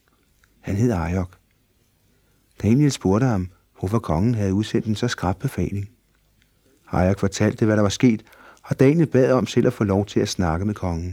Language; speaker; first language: Danish; native; Danish